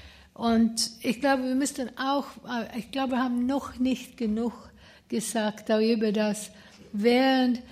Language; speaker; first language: German; non-native, fluent; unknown